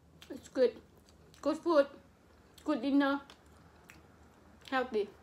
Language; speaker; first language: English; non-native, local second language; Lao